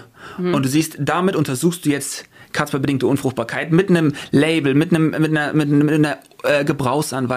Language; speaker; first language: German; native; German